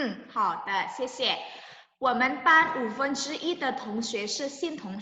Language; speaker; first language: Chinese; non-native, fluent; Indonesian